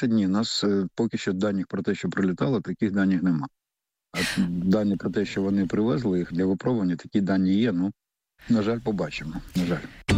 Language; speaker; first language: Ukrainian; native; Ukrainian